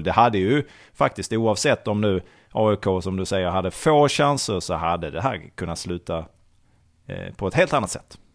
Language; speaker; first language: Swedish; native; Swedish